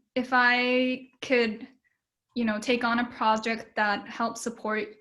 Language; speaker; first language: English; early bilingual, other home language; Japanese